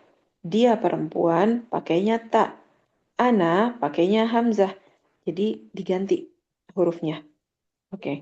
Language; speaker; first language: Indonesian; native; Indonesian